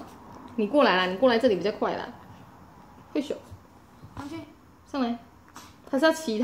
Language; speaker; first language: Chinese; native; Chinese